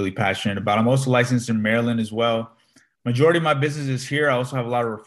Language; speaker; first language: English; native; English